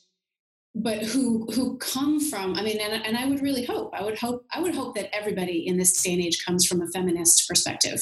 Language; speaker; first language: English; native; English